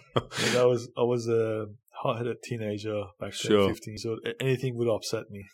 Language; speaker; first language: English; non-native, fluent; Persian